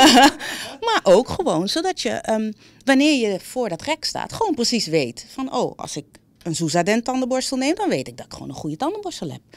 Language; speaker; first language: Dutch; native; Dutch